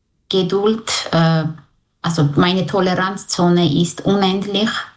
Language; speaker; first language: German; non-native, fluent; Armenian